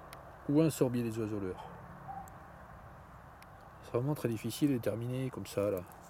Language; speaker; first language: French; native; French